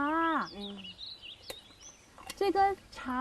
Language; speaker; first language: Chinese; non-native, learner; Korean